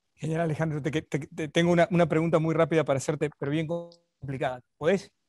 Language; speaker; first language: Spanish; native; Spanish